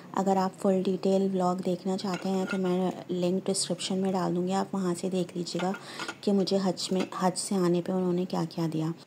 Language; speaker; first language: Hindi; native; Hindi